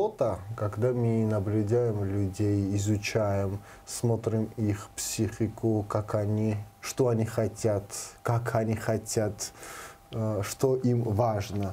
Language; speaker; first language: Russian; non-native, learner; Georgian